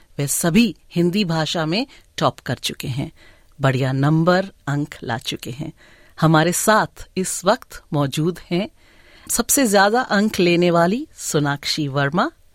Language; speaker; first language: Hindi; native; Hindi